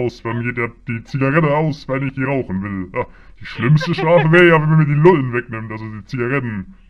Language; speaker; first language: German; native; German